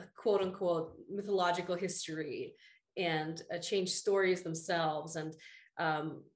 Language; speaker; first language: English; early bilingual, other home language; Russian